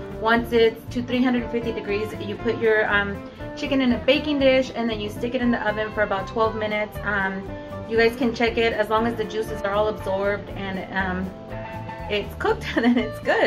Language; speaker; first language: English; early bilingual, other home language; Spanish